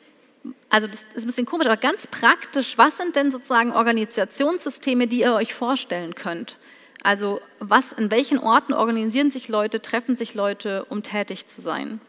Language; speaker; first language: German; native; German